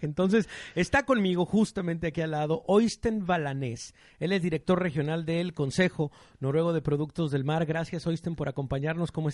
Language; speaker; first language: Spanish; native; Spanish